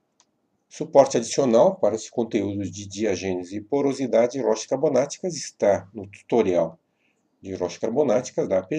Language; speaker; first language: Portuguese; native; Portuguese